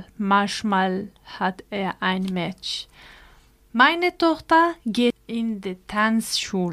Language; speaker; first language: German; non-native, learner; Arabic